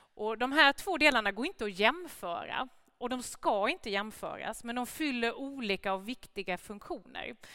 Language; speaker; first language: Swedish; native; Swedish